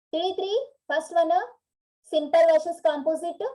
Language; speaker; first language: English; non-native, local second language; Kannada